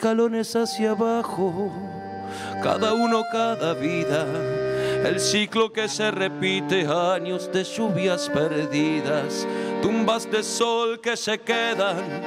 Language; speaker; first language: Spanish; native; Spanish